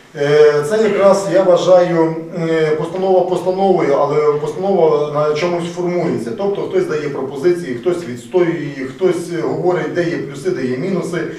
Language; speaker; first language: Ukrainian; native; Ukrainian